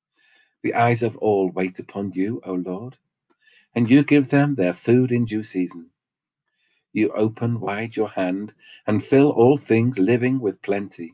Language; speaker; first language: English; native; English